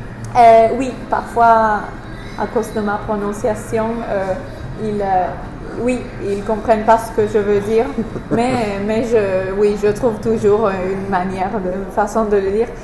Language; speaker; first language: French; non-native, fluent; English